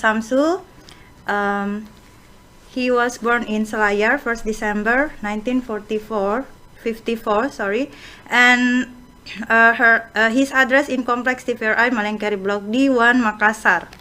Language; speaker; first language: English; non-native, fluent; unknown